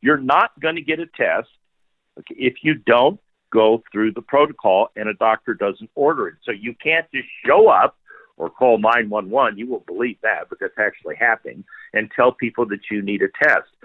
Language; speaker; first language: English; native; English